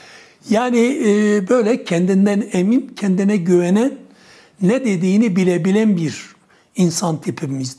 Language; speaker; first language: Turkish; non-native, local second language; Kurdish